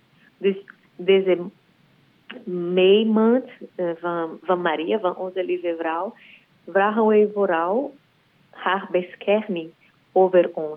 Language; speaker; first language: Dutch; non-native, learner; Portuguese